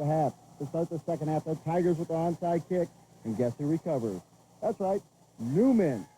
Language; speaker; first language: English; native; English